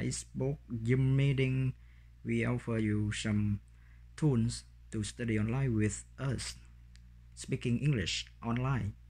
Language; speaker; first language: English; non-native, learner; Vietnamese